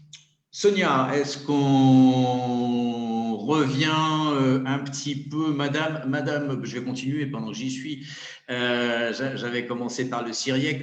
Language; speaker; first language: French; native; French